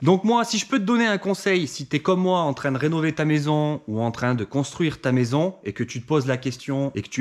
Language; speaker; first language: French; native; French